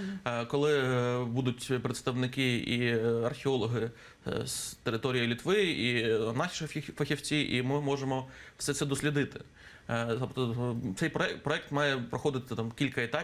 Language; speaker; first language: Ukrainian; native; Ukrainian